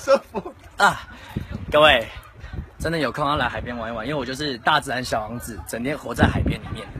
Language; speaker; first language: Chinese; native; Chinese